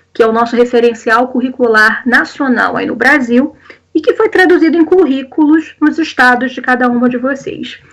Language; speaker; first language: Portuguese; native; Portuguese